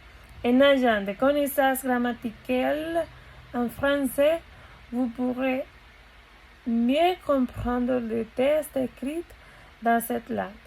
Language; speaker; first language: French; non-native, learner; Spanish